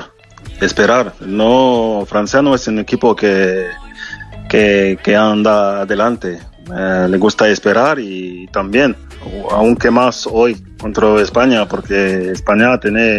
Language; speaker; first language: Spanish; non-native, learner; French